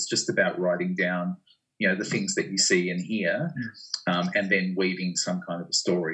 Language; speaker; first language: English; native; English